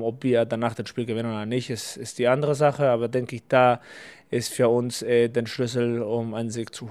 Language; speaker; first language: German; non-native, fluent; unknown